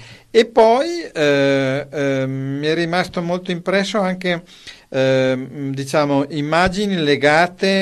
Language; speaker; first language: Italian; native; Italian